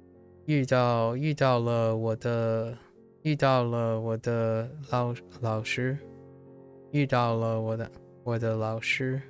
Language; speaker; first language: Chinese; non-native, learner; English